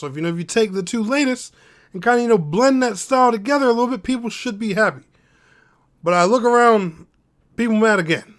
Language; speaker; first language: English; native; English